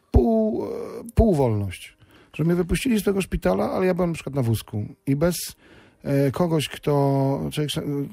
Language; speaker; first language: Polish; native; Polish